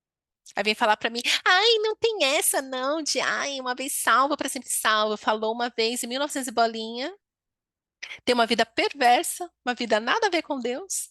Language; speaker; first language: Portuguese; native; Portuguese